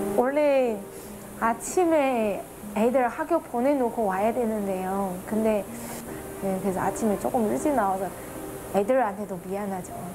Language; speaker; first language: Korean; non-native, fluent; Chinese